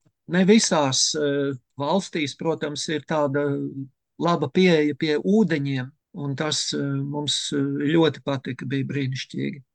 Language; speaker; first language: Latvian; native; Latvian